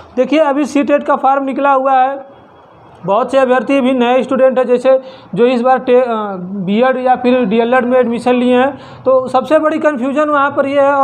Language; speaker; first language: Hindi; native; Hindi